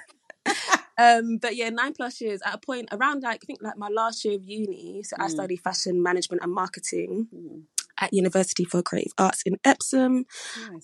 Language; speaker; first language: English; native; English